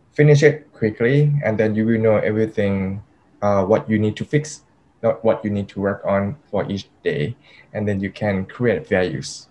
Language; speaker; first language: English; non-native, fluent; Thai